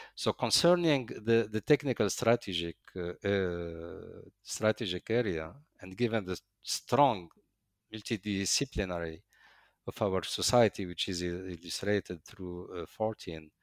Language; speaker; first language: English; non-native, fluent; Arabic